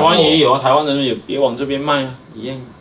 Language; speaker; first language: Chinese; native; Chinese